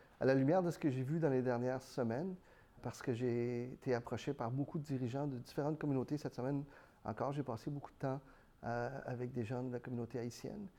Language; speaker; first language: French; early bilingual, other home language; Spanish